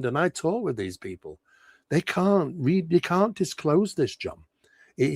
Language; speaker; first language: English; native; English